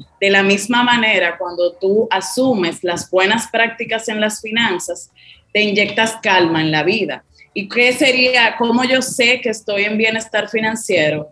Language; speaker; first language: Spanish; native; Spanish